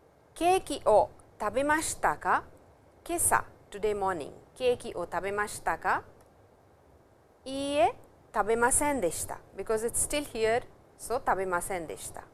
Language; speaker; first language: Japanese; non-native, fluent; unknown